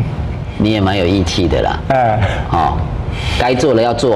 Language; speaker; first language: Chinese; native; Chinese